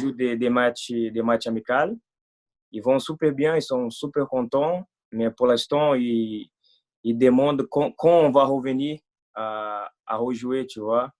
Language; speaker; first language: French; non-native, fluent; Portuguese